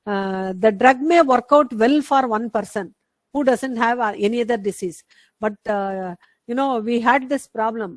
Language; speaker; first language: English; non-native, local second language; Tamil